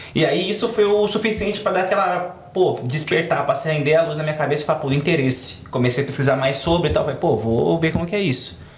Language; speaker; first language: Portuguese; native; Portuguese